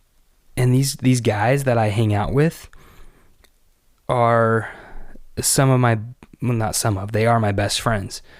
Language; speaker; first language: English; native; English